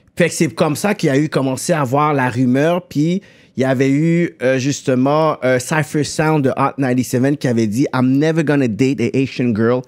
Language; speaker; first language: French; native; French